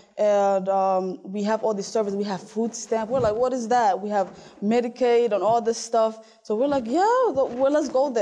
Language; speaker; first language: English; early bilingual, other home language; Somali